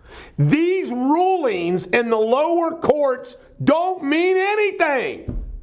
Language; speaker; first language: English; native; English